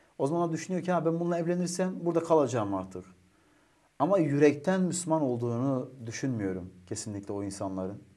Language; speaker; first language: Turkish; native; Turkish